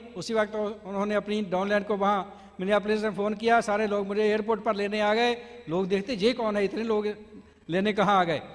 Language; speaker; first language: Hindi; non-native, local second language; Punjabi